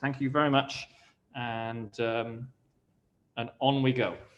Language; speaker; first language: English; native; English